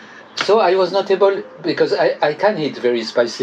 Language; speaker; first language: English; non-native, fluent; French